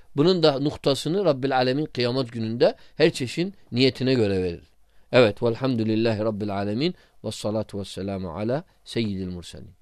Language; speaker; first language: Turkish; non-native, fluent; Arabic